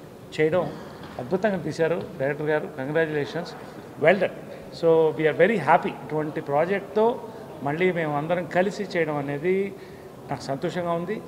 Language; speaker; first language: Telugu; native; Telugu